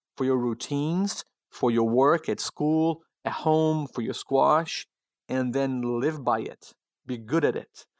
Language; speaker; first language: English; non-native, fluent; Portuguese